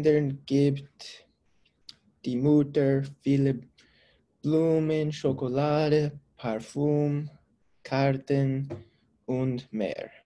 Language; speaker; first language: German; non-native, learner; English